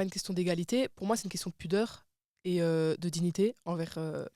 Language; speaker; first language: French; native; French